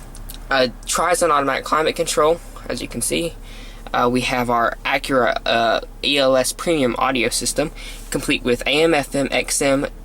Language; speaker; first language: English; native; English